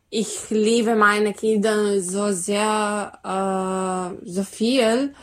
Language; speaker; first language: German; non-native, learner; Serbian